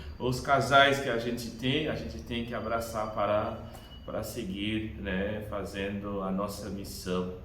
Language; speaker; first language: Portuguese; non-native, fluent; Haitian Creole